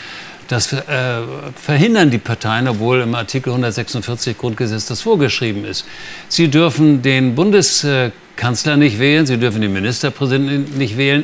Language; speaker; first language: German; native; German